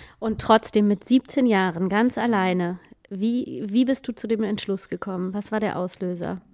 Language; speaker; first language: German; native; German